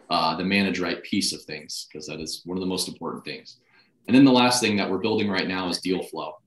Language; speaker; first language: English; native; English